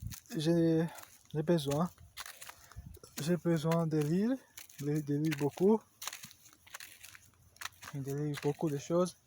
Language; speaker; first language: French; non-native, learner; Portuguese